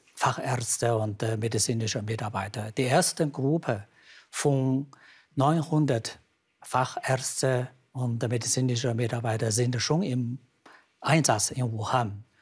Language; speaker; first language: German; non-native, fluent; Chinese